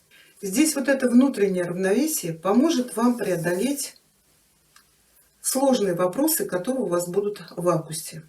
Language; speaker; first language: Russian; native; Russian